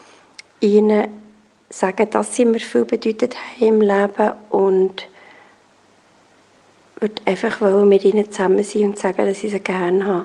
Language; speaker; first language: German; native; German